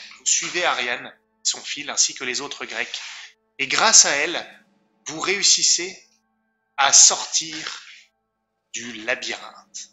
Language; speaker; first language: French; native; French